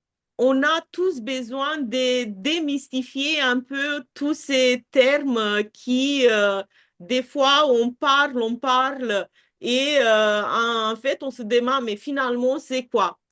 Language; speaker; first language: French; non-native, fluent; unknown